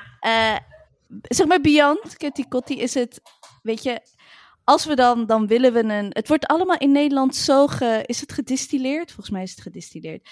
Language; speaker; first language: Dutch; early bilingual, other home language; Arabic